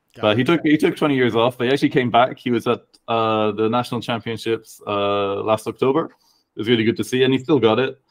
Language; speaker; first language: English; native; English